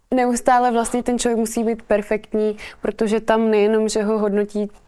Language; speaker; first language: Czech; native; Czech